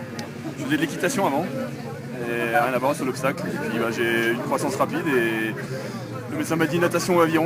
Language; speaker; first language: French; native; French